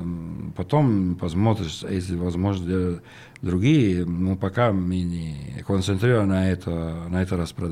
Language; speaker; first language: Russian; non-native, learner; Italian